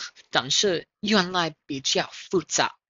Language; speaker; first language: Chinese; non-native, learner; English